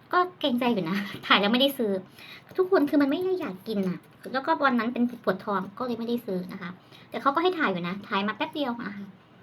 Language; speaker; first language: Thai; non-native, local second language; Northeastern Thai